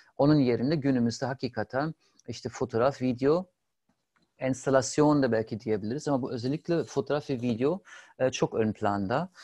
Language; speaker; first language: Turkish; non-native, fluent; German